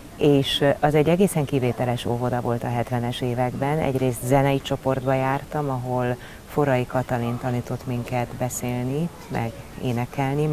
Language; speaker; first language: Hungarian; native; Hungarian